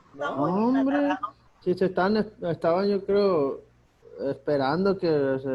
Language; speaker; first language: Spanish; native; Spanish